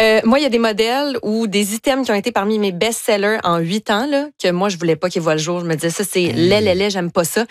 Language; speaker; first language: French; native; French